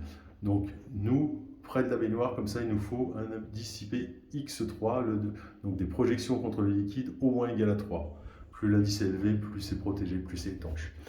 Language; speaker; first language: French; native; French